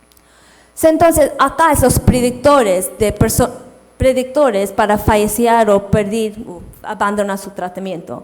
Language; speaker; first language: Spanish; non-native, fluent; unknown